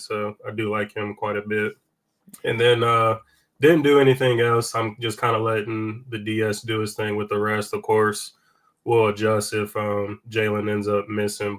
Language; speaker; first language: English; native; English